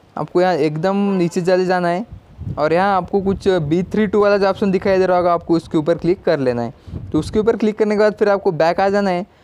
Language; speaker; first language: Hindi; non-native, local second language; Marathi